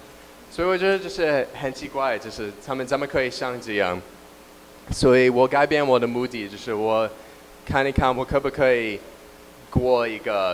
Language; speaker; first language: Chinese; non-native, learner; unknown